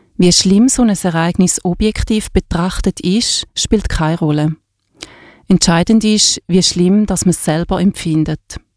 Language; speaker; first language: German; native; German